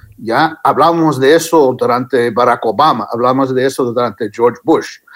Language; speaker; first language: Spanish; non-native, fluent; English